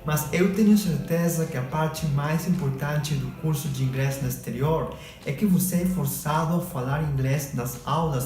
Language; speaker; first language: Portuguese; non-native, fluent; Spanish